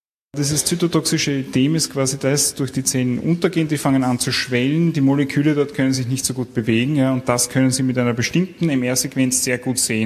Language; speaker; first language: German; native; German